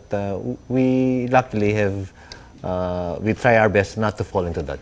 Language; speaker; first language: English; non-native, local second language; Filipino